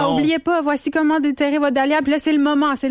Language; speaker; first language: French; native; French